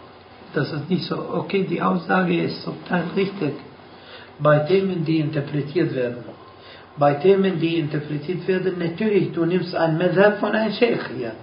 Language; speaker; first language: German; non-native, fluent; Arabic